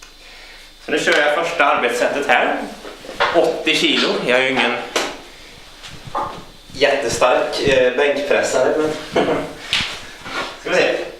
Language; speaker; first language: Swedish; native; Swedish